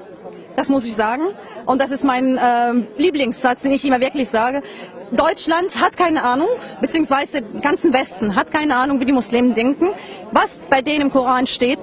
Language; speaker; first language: German; non-native, fluent; Arabic